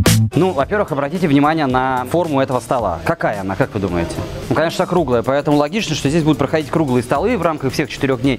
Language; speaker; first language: Russian; native; Russian